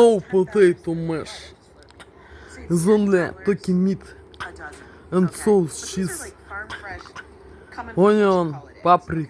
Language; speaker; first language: English; non-native, learner; Russian